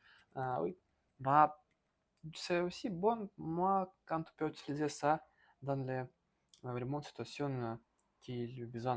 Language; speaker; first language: French; non-native, learner; Russian